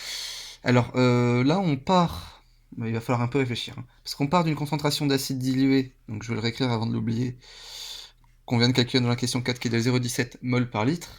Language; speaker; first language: French; native; French